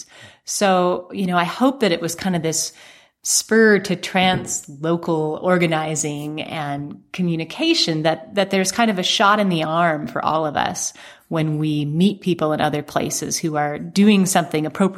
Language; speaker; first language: English; native; English